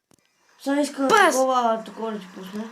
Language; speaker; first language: Bulgarian; native; Bulgarian